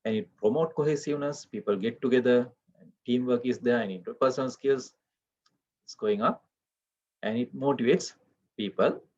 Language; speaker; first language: English; non-native, local second language; Sinhala